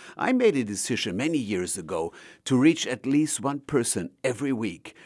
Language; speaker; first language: English; non-native, fluent; German